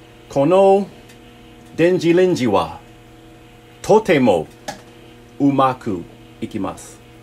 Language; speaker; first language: Japanese; non-native, learner; English